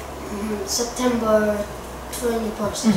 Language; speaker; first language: English; non-native, learner; Korean